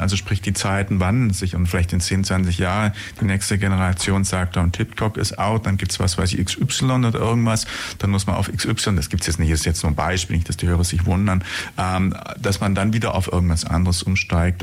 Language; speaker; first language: German; native; German